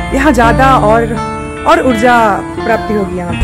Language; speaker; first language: Hindi; native; Hindi